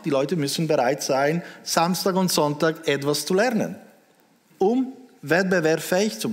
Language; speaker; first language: German; non-native, local second language; Italian